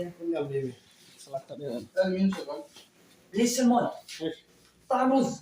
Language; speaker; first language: Arabic; non-native, learner; Bangla